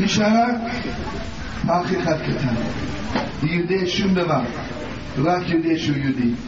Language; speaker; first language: Hebrew; non-native, learner; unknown